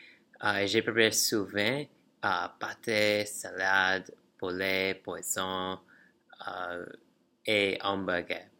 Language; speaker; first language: French; non-native, learner; English